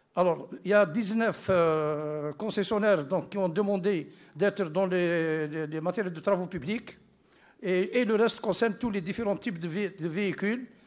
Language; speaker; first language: French; non-native, local second language; Arabic